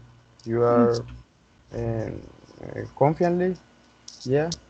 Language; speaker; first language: English; non-native, learner; Spanish